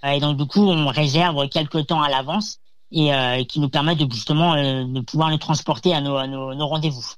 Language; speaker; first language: French; native; French